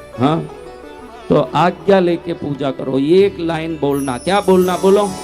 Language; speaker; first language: Hindi; non-native, local second language; Marwari